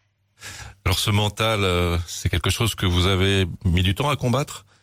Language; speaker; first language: French; native; French